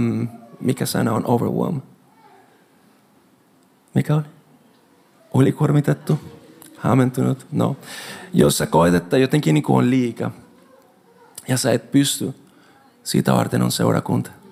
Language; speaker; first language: Finnish; non-native, fluent; Spanish